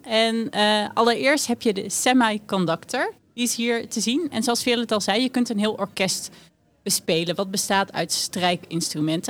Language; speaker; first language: Dutch; native; Dutch